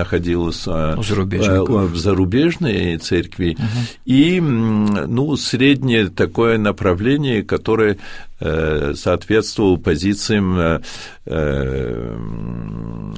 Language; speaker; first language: Russian; early bilingual, heritage; Russian